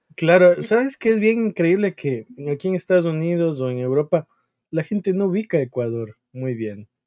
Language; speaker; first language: Spanish; native; Spanish